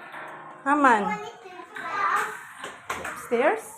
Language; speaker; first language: English; non-native, local second language; Cebuano